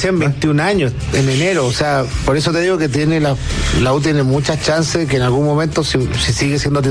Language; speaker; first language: Spanish; native; Spanish